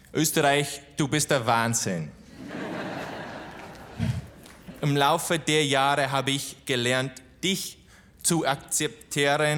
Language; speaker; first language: German; non-native, fluent; English